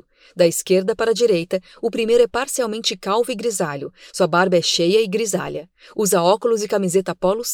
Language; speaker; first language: Portuguese; native; Portuguese